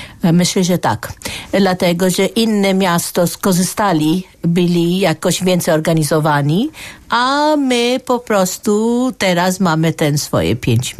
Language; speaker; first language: Polish; non-native, fluent; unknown